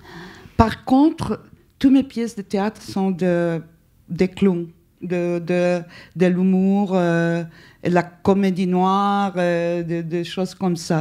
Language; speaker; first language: French; non-native, fluent; Spanish